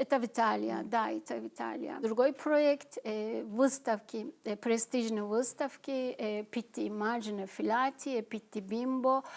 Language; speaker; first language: Russian; non-native, learner; Turkish